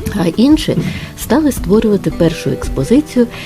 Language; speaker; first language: Ukrainian; native; Ukrainian